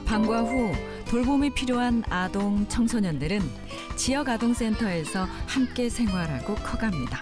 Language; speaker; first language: Korean; native; Korean